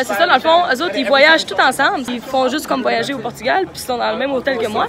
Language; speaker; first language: French; native; French